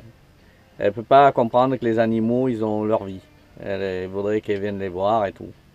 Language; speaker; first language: French; native; French